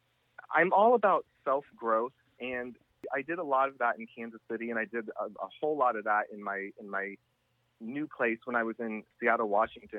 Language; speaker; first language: English; native; English